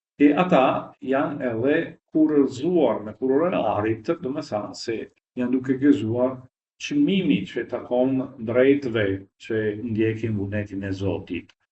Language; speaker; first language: Albanian; non-native, fluent; Italian